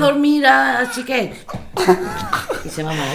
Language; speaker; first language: Catalan; native; Catalan